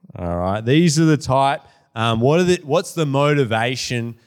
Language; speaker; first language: English; native; English